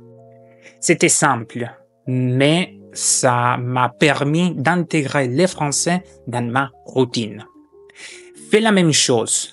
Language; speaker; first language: French; non-native, fluent; German